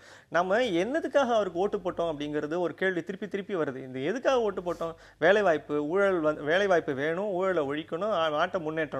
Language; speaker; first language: Tamil; native; Tamil